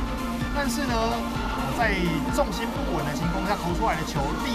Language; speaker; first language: Chinese; native; Chinese